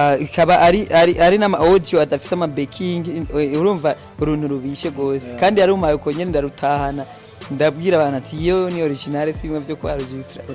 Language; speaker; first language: Rundi; early bilingual, heritage; Rundi